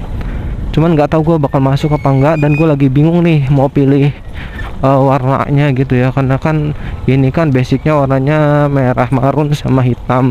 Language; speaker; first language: Indonesian; native; Indonesian